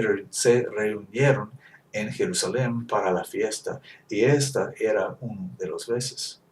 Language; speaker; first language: Spanish; non-native, fluent; English